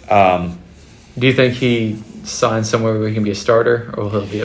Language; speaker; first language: English; native; English